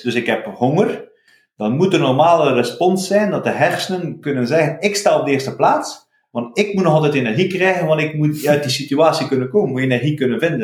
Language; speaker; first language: Dutch; native; Dutch